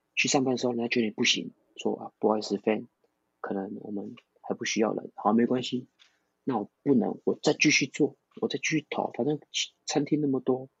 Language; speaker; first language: Chinese; non-native, local second language; Min Nan Chinese